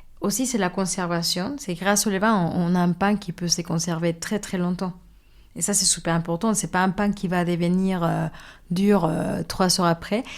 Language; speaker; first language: French; non-native, fluent; Spanish